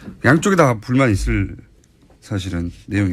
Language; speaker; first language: Korean; native; Korean